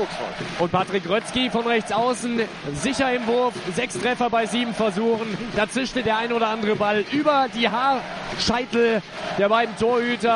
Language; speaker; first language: German; native; German